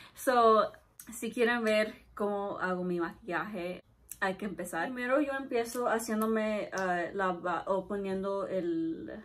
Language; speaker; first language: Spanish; early bilingual, heritage; Spanish